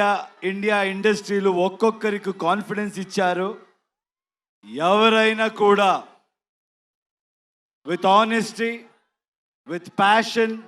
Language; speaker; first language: Telugu; non-native, learner; Kannada